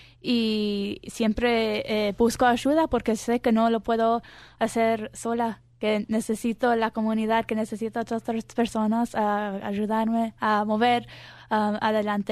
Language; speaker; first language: Spanish; early bilingual, heritage; Spanish